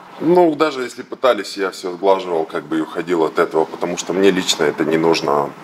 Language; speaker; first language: Russian; native; Russian